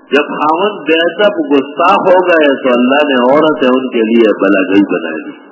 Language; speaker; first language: Urdu; non-native, local second language; Pashto